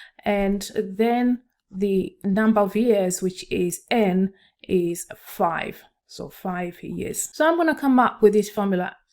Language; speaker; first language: English; non-native, local second language; Swahili